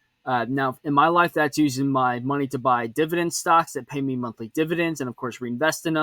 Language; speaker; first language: English; native; English